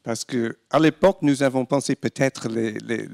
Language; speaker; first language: French; non-native, fluent; English